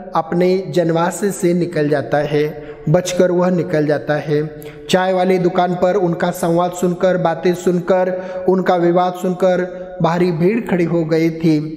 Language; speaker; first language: Hindi; non-native, local second language; Marathi